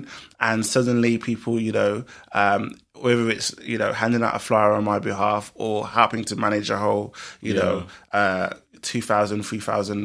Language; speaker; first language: English; native; English